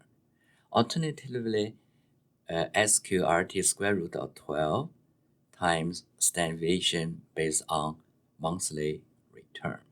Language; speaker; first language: English; non-native, fluent; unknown